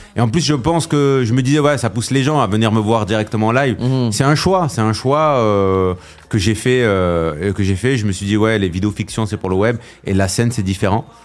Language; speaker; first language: French; native; French